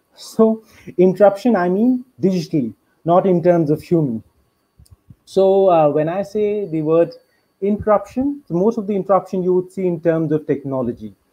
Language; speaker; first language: English; non-native, local second language; Hindi